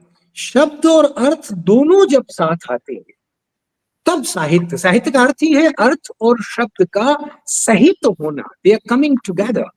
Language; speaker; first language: Hindi; native; Hindi